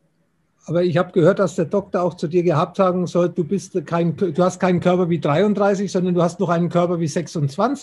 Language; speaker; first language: German; native; German